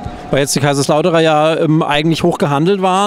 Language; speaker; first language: German; native; German